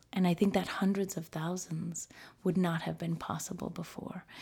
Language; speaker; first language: English; early bilingual, other home language; Spanish